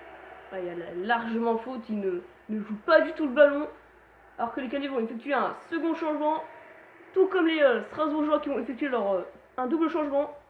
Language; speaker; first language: French; native; French